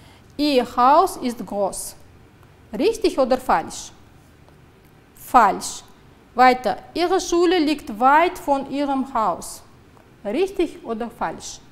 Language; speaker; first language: German; non-native, fluent; Uzbek